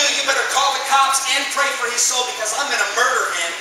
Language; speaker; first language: English; native; English